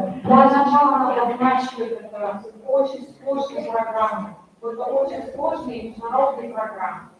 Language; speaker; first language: Russian; non-native, local second language; Kazakh